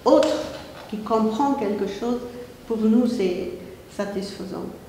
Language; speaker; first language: French; non-native, fluent; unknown